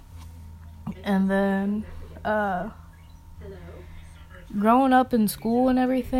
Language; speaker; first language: English; native; English